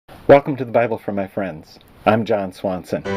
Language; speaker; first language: English; native; English